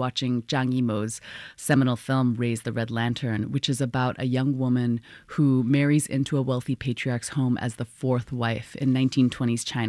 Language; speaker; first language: English; non-native, local second language; Cantonese